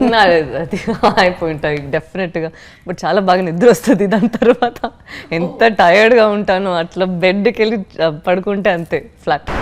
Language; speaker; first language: Telugu; non-native, fluent; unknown